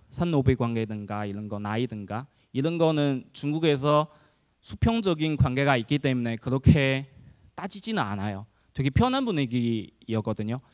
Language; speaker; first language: Korean; non-native, fluent; Chinese